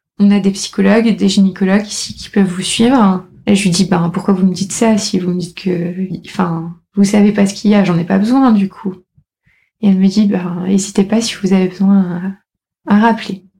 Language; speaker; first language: French; native; French